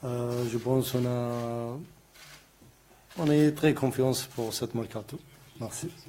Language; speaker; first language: French; non-native, learner; Arabic